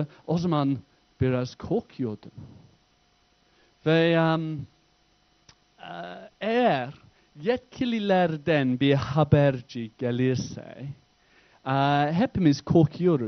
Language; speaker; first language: Turkish; non-native, fluent; English